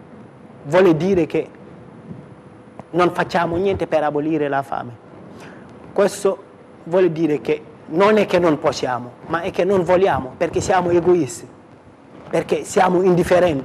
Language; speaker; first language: Italian; non-native, fluent; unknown